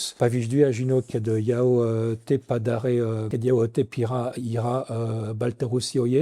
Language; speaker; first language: Lithuanian; non-native, fluent; French